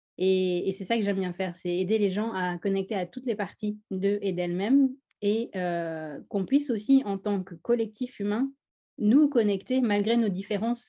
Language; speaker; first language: French; native; French